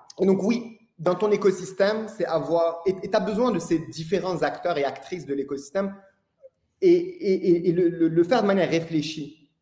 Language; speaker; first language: French; non-native, local second language; Arabic